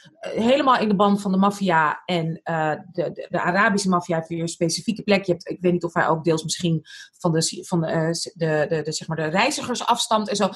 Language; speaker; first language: Dutch; early bilingual, other home language; Arabic